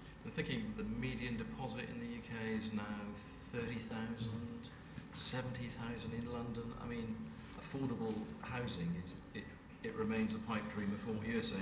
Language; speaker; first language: English; native; English